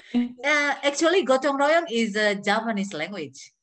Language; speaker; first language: English; non-native, learner; Indonesian